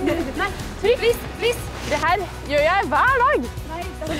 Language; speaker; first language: Norwegian; native; Norwegian